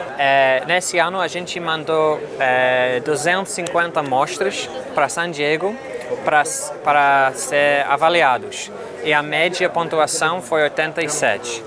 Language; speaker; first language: Portuguese; non-native, fluent; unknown